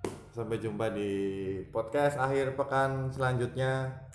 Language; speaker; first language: Indonesian; native; Indonesian